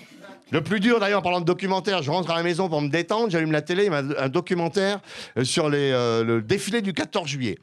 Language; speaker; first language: French; native; French